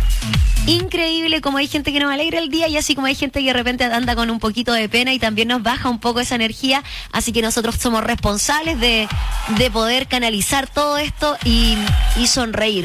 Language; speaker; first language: Spanish; native; Spanish